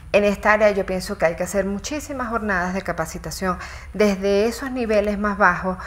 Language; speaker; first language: Spanish; native; Spanish